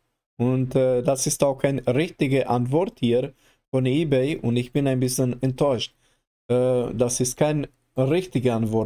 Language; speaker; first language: German; non-native, learner; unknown